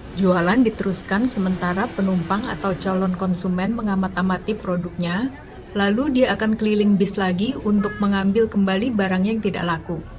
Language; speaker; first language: Indonesian; native; Indonesian